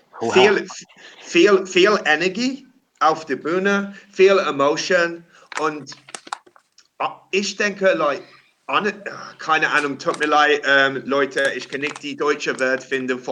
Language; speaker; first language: German; non-native, learner; English